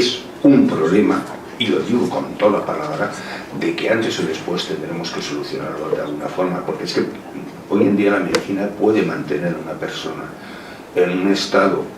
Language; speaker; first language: Spanish; native; Spanish